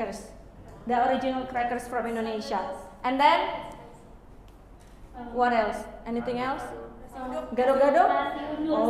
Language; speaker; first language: English; non-native, learner; Indonesian